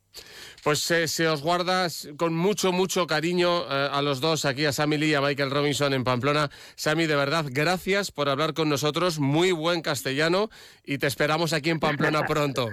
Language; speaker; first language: Spanish; native; Spanish